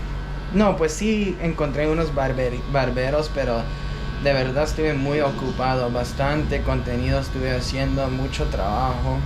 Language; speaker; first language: Spanish; early bilingual, heritage; Spanish